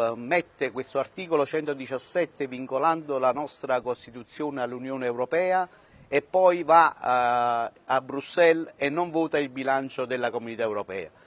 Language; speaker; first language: Italian; native; Italian